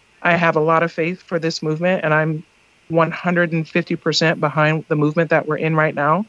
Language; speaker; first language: English; native; English